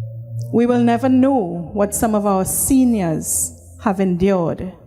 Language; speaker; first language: English; native; English